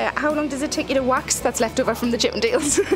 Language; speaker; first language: English; native; English